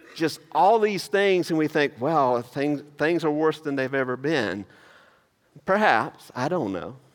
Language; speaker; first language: English; native; English